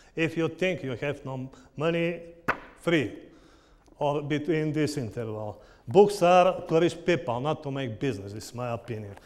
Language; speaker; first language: English; non-native, learner; Bulgarian